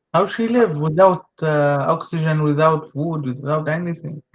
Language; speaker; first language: English; non-native, learner; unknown